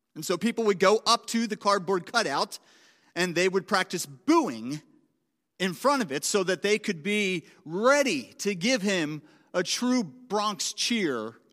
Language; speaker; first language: English; native; English